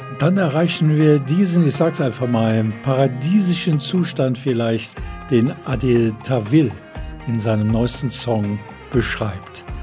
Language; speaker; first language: German; native; German